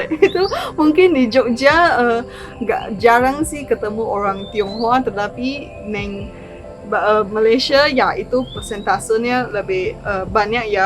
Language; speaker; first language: Indonesian; non-native, fluent; Chinese